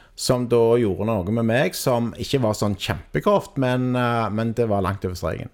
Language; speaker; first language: Norwegian; native; Norwegian